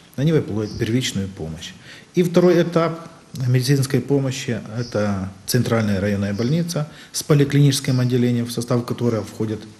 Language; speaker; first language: Russian; native; Russian